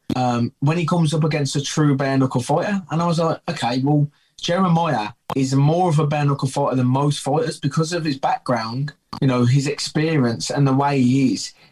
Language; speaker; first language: English; native; English